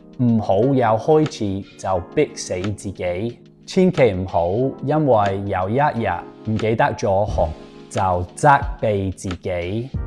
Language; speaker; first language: Cantonese; non-native, fluent; English